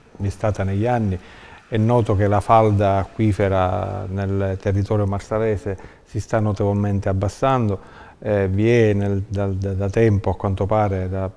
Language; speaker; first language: Italian; native; Italian